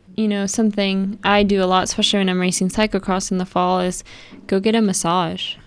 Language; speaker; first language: English; early bilingual, other home language; Spanish